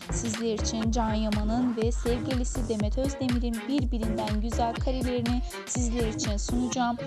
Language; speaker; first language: Turkish; native; Turkish